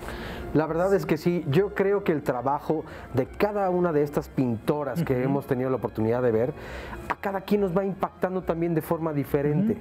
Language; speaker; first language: Spanish; native; Spanish